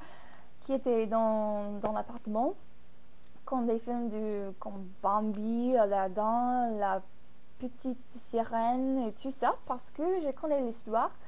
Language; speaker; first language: French; non-native, fluent; English